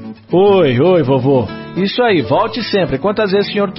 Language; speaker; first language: Portuguese; native; Portuguese